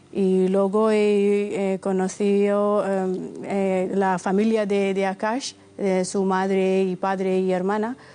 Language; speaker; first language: Spanish; non-native, fluent; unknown